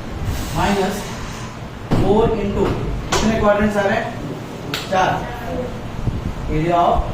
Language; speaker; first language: Hindi; native; Hindi